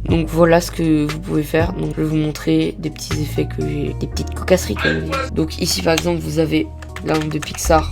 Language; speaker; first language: French; native; French